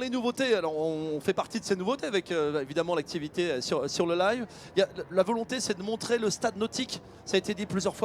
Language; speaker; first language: French; native; French